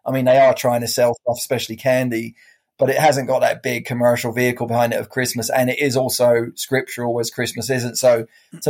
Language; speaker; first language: English; native; English